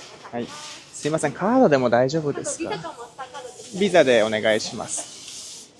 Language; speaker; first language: Japanese; non-native, learner; Mongolian